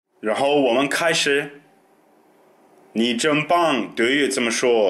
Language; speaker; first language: Chinese; non-native, fluent; German